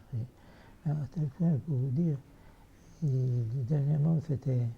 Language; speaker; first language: French; non-native, fluent; Yiddish